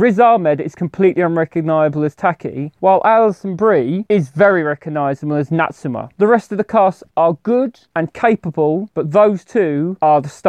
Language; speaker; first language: English; native; English